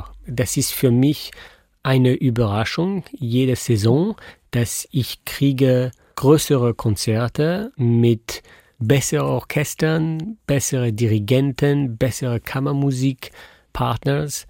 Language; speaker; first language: German; non-native, fluent; French